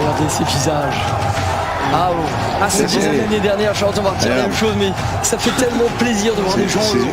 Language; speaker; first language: French; native; French